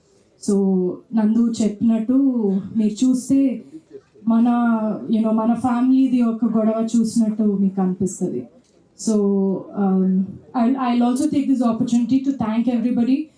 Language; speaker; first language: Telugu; non-native, fluent; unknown